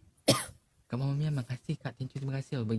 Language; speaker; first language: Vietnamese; non-native, learner; Malay